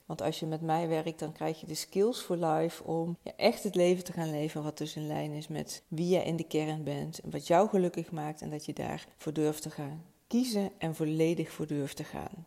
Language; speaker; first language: Dutch; native; Dutch